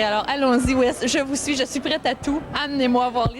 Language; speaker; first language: French; native; French